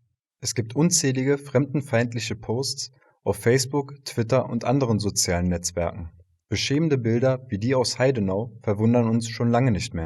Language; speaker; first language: German; native; German